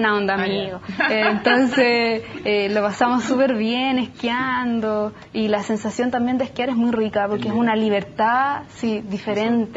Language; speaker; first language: Spanish; native; Spanish